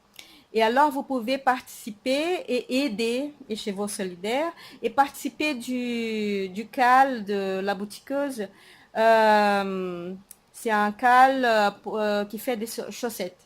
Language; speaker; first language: French; non-native, fluent; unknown